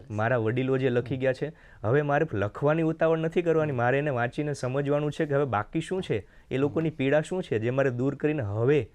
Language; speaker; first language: Gujarati; native; Gujarati